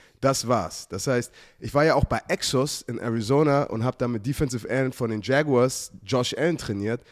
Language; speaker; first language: German; native; German